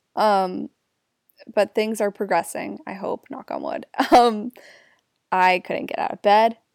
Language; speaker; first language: English; native; English